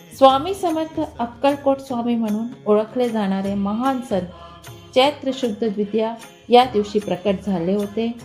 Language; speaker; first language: Marathi; non-native, local second language; Hindi